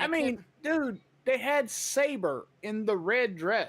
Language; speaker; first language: English; native; English